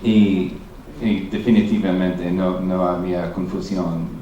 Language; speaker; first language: Spanish; non-native, fluent; English